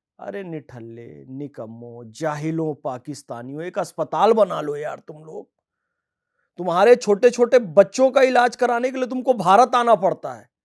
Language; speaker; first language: Hindi; native; Hindi